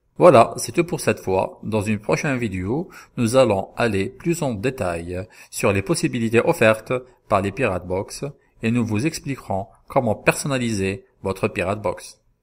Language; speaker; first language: French; non-native, local second language; Arabic